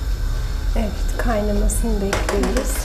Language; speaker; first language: Turkish; native; Turkish